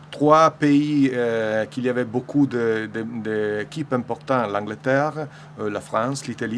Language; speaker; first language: French; non-native, learner; Italian